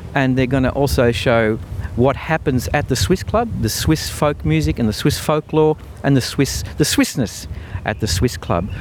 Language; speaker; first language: English; native; English